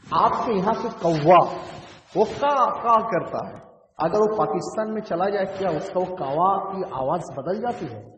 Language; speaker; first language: Urdu; non-native, local second language; Bangla